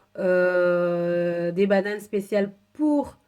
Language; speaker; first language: French; non-native, fluent; Indonesian